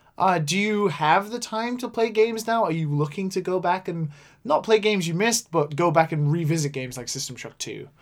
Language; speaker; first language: English; native; English